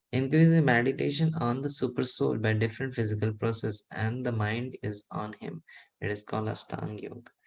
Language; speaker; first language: English; non-native, local second language; Hindi